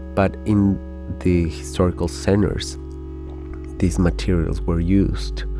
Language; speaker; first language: English; non-native, fluent; Spanish